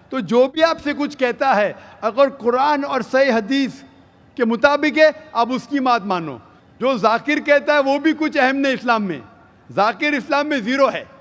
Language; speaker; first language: Hindi; native; Hindi